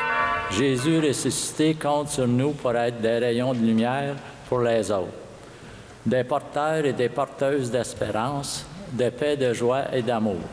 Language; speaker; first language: French; native; French